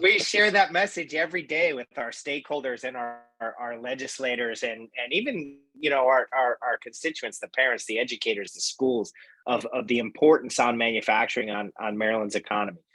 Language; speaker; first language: English; native; English